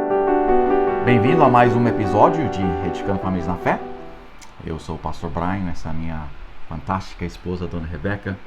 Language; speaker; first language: Portuguese; non-native, fluent; English